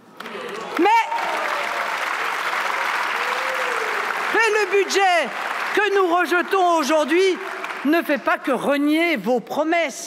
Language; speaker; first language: French; native; French